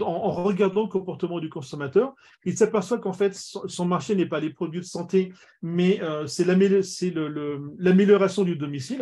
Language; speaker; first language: French; native; French